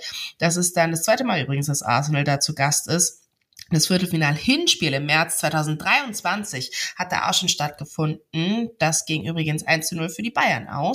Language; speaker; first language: German; native; German